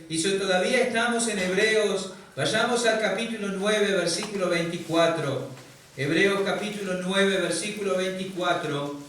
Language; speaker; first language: Spanish; native; Spanish